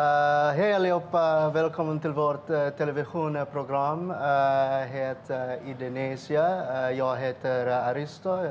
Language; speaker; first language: Swedish; non-native, learner; Indonesian